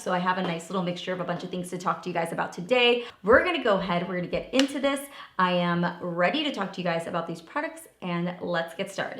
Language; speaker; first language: English; native; English